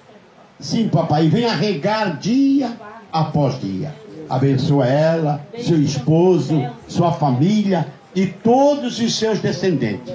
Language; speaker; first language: Portuguese; native; Portuguese